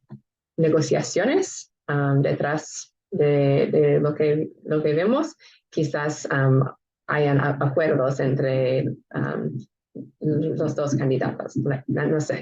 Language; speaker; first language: Spanish; non-native, fluent; English